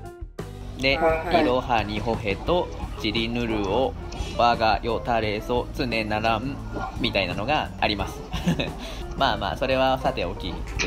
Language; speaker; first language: Japanese; native; Japanese